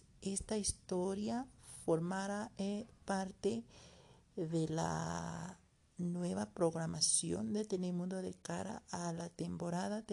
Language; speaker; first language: Spanish; non-native, learner; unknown